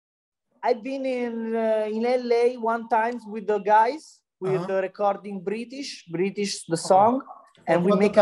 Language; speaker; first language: English; non-native, learner; Italian